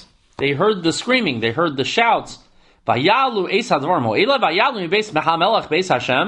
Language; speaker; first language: English; native; English